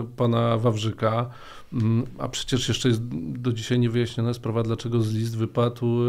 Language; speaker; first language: Polish; native; Polish